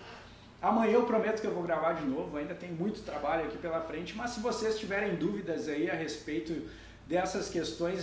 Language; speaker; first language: Portuguese; native; Portuguese